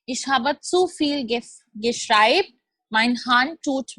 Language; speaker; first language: German; non-native, learner; Hindi